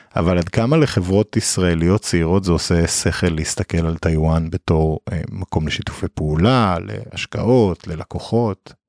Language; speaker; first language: Hebrew; native; Hebrew